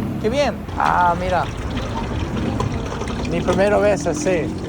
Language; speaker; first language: Spanish; non-native, learner; English